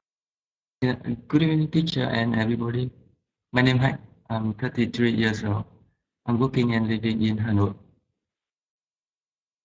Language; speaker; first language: English; non-native, learner; Vietnamese